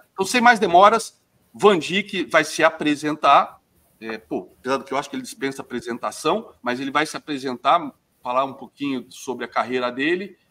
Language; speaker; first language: Portuguese; native; Portuguese